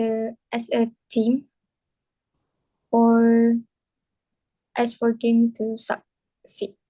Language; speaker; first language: English; non-native, local second language; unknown